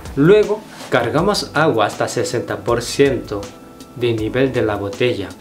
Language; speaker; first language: Spanish; non-native, fluent; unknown